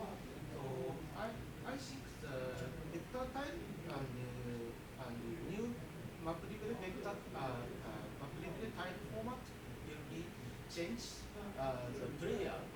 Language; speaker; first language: English; non-native, learner; Japanese